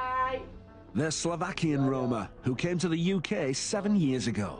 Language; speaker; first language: English; native; English